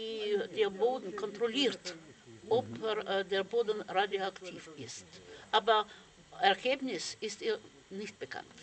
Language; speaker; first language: German; non-native, fluent; Russian